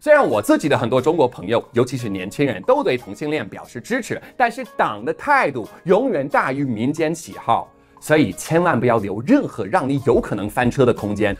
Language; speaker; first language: Chinese; non-native, fluent; English